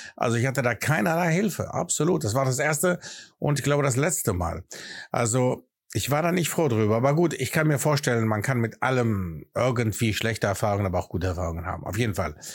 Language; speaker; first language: German; early bilingual, other home language; Greek